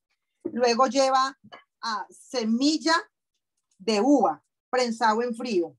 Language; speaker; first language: Spanish; native; Spanish